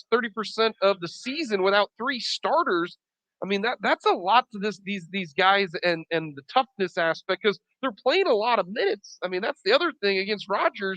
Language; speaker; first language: English; native; English